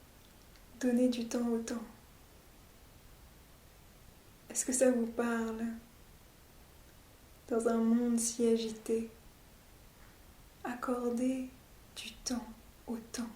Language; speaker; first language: French; native; French